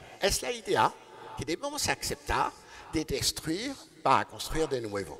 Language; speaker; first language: Spanish; non-native, learner; French